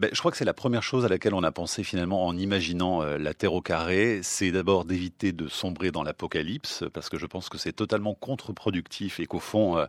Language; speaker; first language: French; native; French